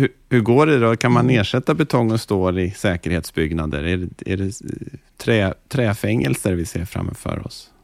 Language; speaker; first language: Swedish; native; Swedish